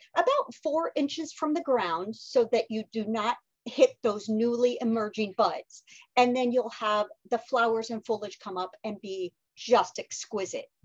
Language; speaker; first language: English; native; English